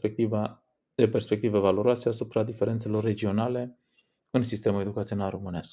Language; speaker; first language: Romanian; native; Romanian